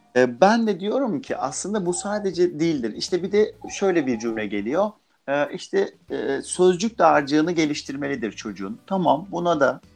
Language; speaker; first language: Turkish; native; Turkish